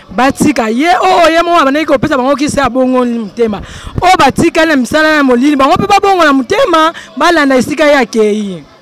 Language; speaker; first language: Lingala; non-native, local second language; Kongo